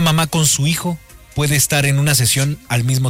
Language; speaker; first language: Spanish; native; Spanish